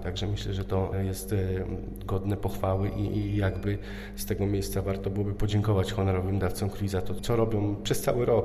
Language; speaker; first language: Polish; native; Polish